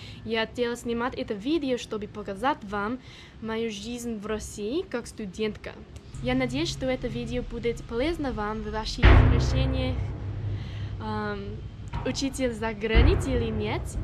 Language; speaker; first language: Russian; non-native, learner; English